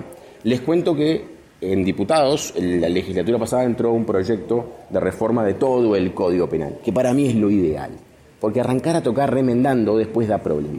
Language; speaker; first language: Spanish; native; Spanish